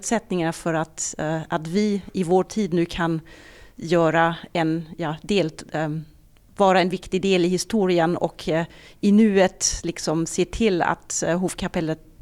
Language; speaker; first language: Swedish; non-native, fluent; German